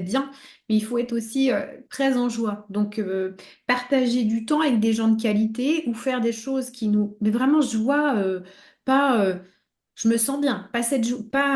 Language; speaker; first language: French; native; French